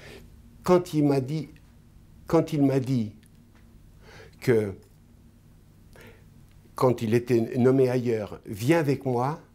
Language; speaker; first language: French; non-native, fluent; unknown